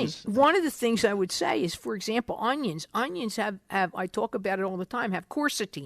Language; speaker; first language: English; native; English